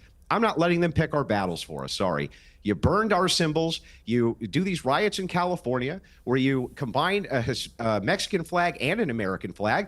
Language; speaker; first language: English; native; English